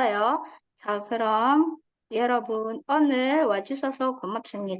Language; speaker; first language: Korean; non-native, fluent; Indonesian